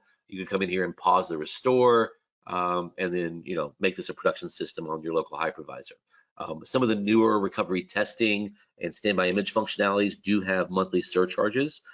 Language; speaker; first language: English; native; English